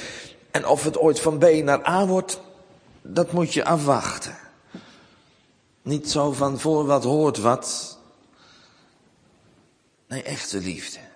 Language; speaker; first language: Dutch; native; Dutch